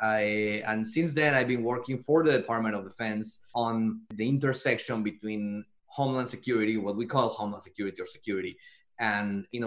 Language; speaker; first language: English; non-native, fluent; Spanish